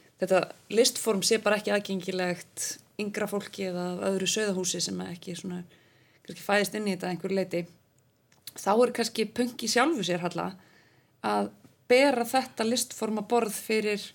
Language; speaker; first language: Icelandic; native; Icelandic